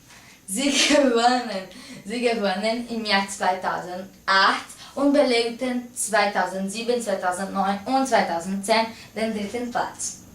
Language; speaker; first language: German; non-native, learner; Portuguese